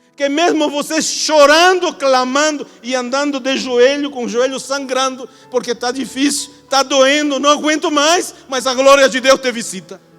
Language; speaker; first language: Portuguese; non-native, fluent; Spanish